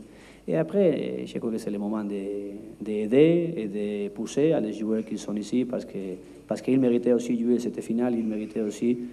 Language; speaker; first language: French; non-native, learner; Spanish